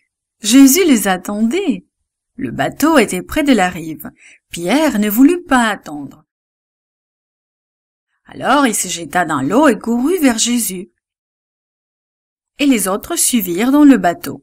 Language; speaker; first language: French; native; French